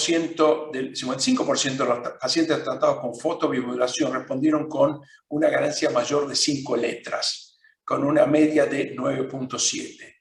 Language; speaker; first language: Spanish; non-native, fluent; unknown